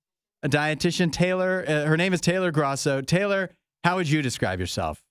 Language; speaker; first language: English; native; English